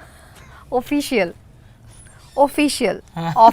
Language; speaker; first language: Telugu; non-native, learner; Bangla